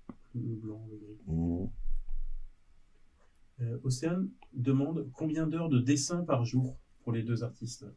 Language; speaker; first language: French; native; French